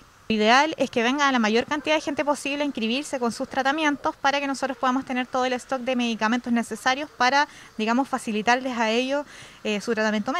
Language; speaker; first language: Spanish; native; Spanish